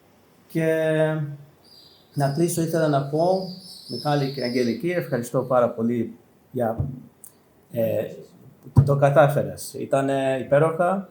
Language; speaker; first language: Greek; non-native, learner; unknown